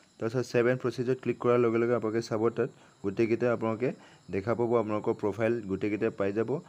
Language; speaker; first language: Assamese; non-native, local second language; Karbi